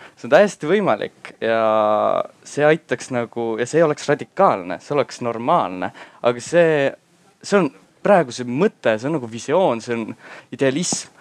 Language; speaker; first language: Estonian; non-native, local second language; Russian